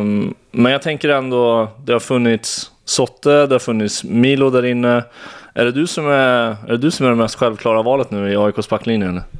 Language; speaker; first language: Swedish; native; Swedish